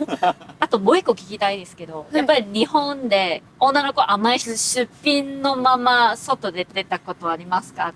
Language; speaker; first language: Japanese; non-native, fluent; Cantonese